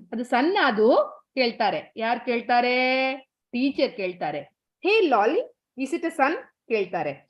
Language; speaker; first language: Kannada; non-native, learner; Tamil